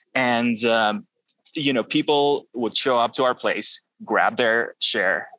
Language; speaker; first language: English; non-native, local second language; Urdu